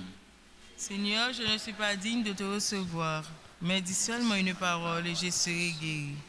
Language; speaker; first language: French; non-native, local second language; Haitian Creole